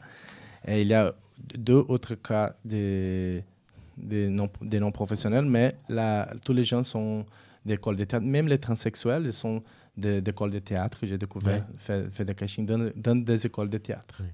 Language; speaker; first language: French; non-native, fluent; Portuguese